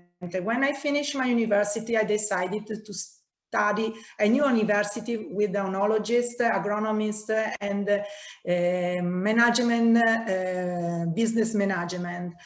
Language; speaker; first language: English; non-native, learner; Italian